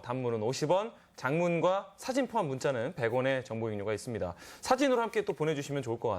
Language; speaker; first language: Korean; native; Korean